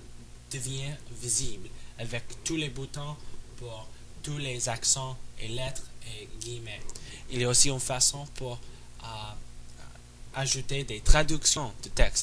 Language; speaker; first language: French; non-native, learner; English